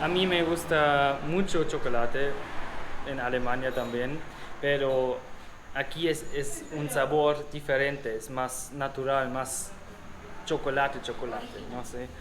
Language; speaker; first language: Spanish; non-native, learner; German